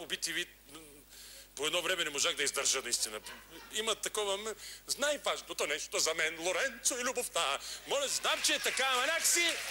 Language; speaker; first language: Bulgarian; native; Bulgarian